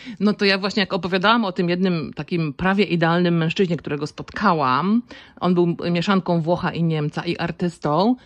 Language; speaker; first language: Polish; native; Polish